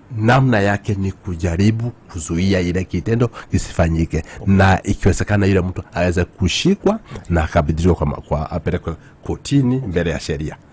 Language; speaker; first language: Swahili; non-native, local second language; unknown